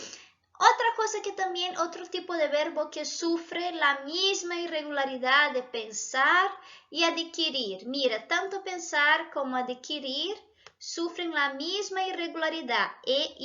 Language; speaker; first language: Spanish; non-native, fluent; Portuguese